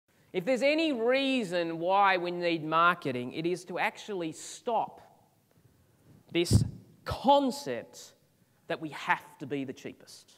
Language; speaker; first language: English; native; English